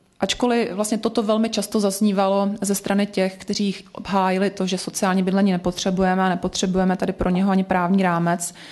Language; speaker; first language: Czech; native; Czech